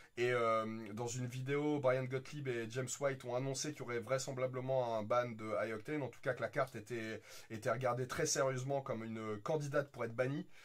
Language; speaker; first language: French; native; French